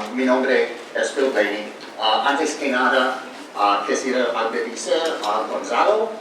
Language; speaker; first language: Spanish; non-native, learner; English